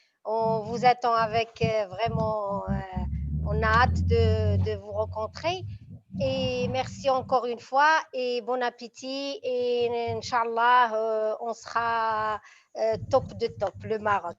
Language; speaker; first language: French; non-native, local second language; Arabic